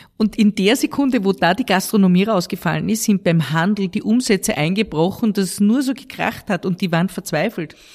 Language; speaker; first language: German; native; German